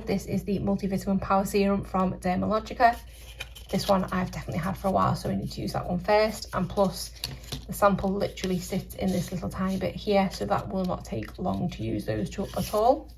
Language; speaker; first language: English; native; English